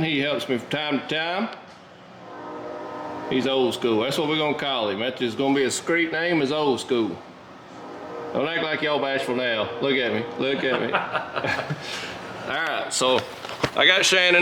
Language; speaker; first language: English; native; English